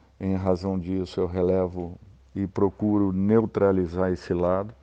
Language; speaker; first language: Portuguese; native; Portuguese